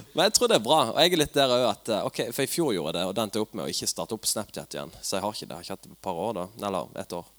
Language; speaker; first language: Norwegian; native; Norwegian